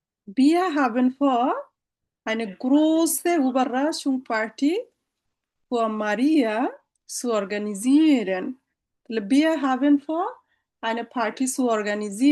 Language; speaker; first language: German; non-native, fluent; Bangla